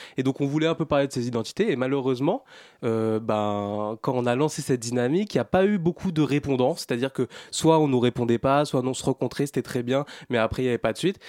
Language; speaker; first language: French; native; French